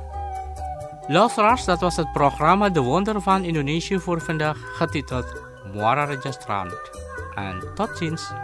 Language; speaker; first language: Dutch; non-native, fluent; Indonesian